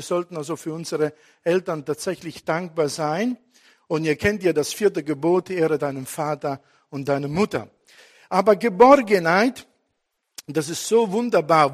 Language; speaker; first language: German; non-native, fluent; Italian